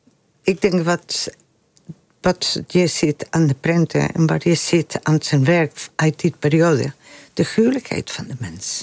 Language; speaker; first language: Dutch; non-native, fluent; Spanish